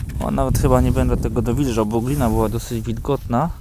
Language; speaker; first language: Polish; native; Polish